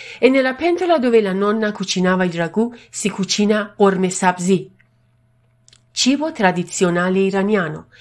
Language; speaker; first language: Italian; non-native, fluent; Persian